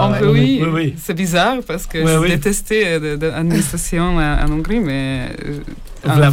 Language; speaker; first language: French; non-native, learner; Hungarian